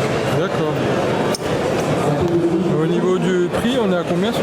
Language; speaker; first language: French; native; French